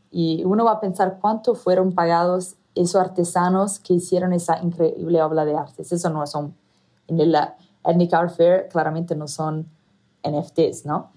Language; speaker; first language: Spanish; non-native, fluent; Italian